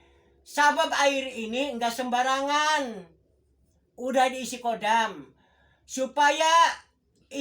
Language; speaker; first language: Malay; non-native, local second language; Javanese